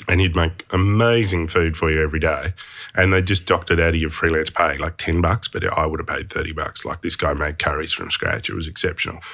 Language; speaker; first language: English; native; English